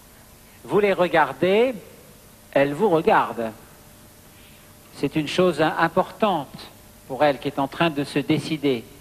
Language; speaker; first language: French; native; French